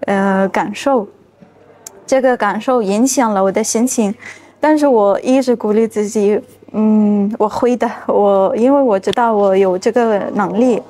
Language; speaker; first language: Chinese; non-native, fluent; Arabic